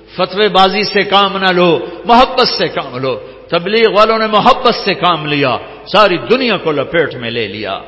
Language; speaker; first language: Urdu; native; Urdu